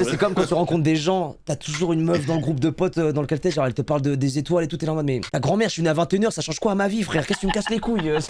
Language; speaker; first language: French; native; French